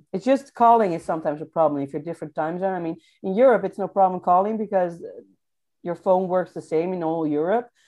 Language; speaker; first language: English; non-native, fluent; Dutch